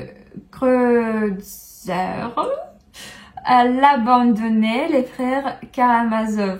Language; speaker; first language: French; non-native, fluent; Russian